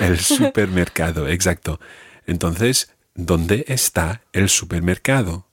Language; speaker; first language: Spanish; non-native, fluent; English